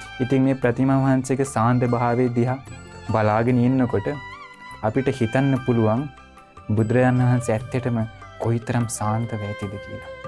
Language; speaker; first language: Sinhala; non-native, fluent; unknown